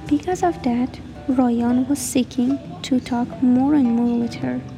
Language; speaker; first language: English; non-native, learner; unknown